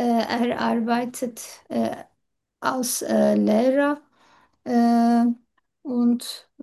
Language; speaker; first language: German; non-native, learner; Turkish